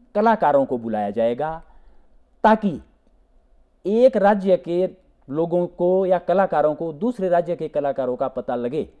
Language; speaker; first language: Hindi; native; Hindi